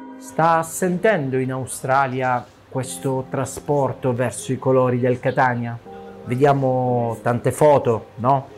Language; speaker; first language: Italian; native; Italian